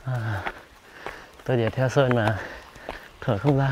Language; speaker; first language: Vietnamese; native; Vietnamese